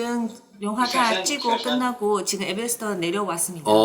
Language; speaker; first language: Korean; non-native, learner; Chinese